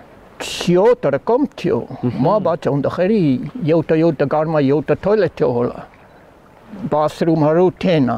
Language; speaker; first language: Nepali; non-native, learner; German